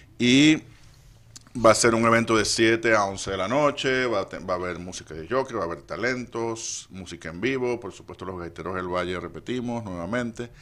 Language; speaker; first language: Spanish; native; Spanish